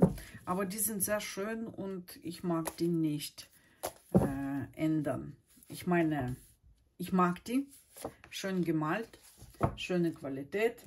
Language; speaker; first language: German; non-native, fluent; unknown